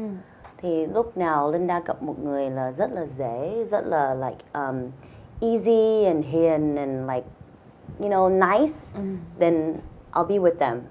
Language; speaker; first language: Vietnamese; early bilingual, heritage; Vietnamese